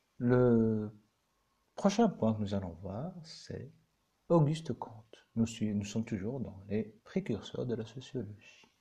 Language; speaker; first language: French; non-native, local second language; Arabic